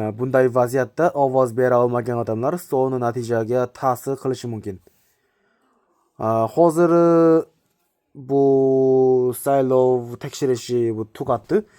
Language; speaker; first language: Uzbek; non-native, learner; Korean